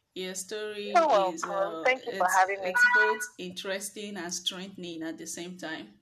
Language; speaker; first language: English; non-native, local second language; Bini